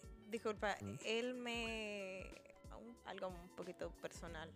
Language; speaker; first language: Spanish; early bilingual, heritage; Spanish